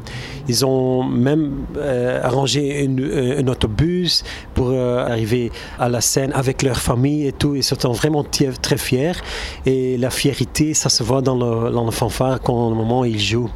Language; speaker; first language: French; non-native, local second language; Turkish